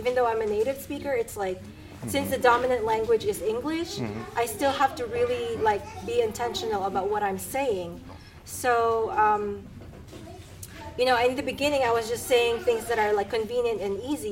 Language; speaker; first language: English; non-native, local second language; Filipino